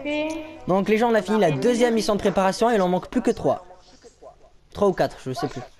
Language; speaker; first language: French; native; French